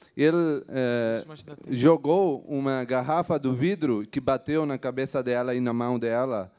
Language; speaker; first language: Portuguese; non-native, fluent; Urdu